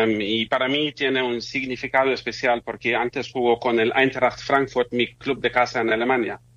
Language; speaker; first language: Spanish; non-native, fluent; German